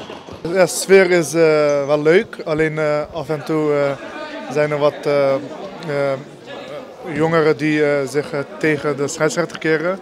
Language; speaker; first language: Dutch; early bilingual, other home language; Turkish